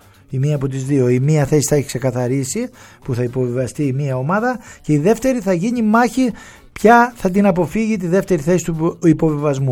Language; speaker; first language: Greek; native; Greek